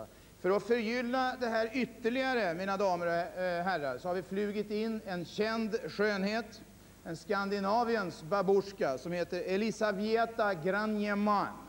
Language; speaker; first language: Swedish; native; Swedish